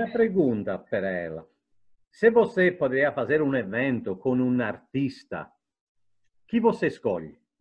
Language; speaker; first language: Portuguese; non-native, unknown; Italian